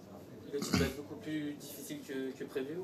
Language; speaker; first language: French; native; French